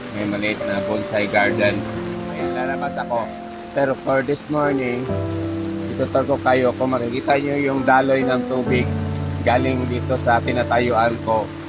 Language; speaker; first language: Filipino; non-native, local second language; Cebuano